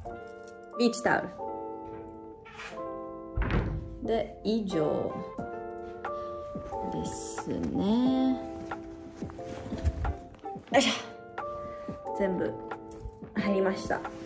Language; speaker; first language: Japanese; early bilingual, heritage; English